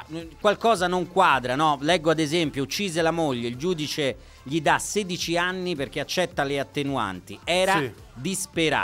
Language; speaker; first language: Italian; native; Italian